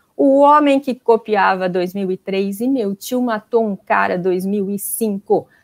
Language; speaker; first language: Portuguese; native; Portuguese